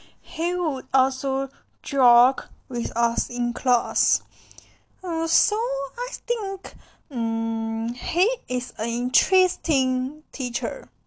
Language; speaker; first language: English; non-native, learner; Chinese